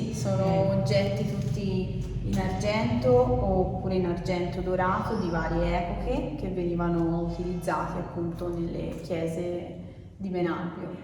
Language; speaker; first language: Italian; native; Italian